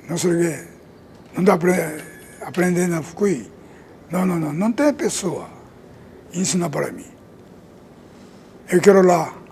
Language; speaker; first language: Portuguese; non-native, learner; Japanese